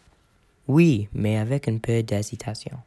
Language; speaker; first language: French; non-native, learner; English